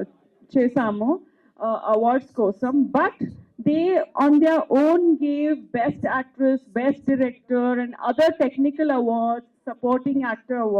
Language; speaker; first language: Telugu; non-native, fluent; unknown